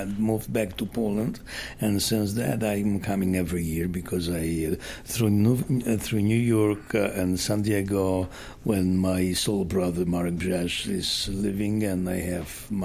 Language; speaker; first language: English; non-native, fluent; Polish